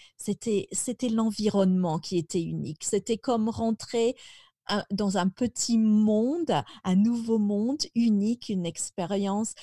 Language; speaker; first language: French; native; French